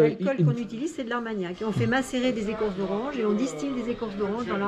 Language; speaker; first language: French; native; French